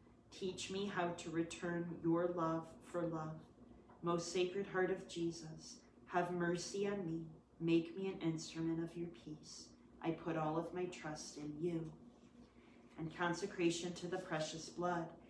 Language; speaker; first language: English; native; English